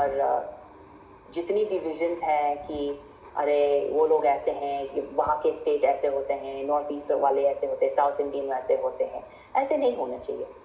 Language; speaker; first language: Hindi; non-native, fluent; English